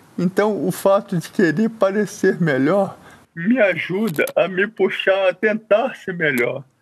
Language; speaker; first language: Portuguese; native; Portuguese